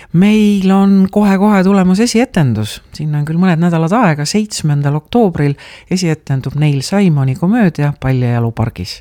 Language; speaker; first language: Estonian; native; Estonian